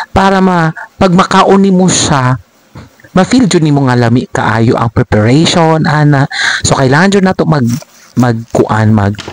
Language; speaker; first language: Cebuano; non-native, local second language; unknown